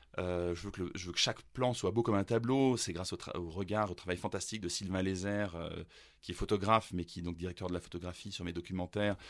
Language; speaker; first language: French; early bilingual, other home language; German